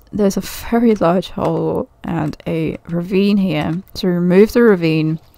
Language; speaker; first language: English; native; English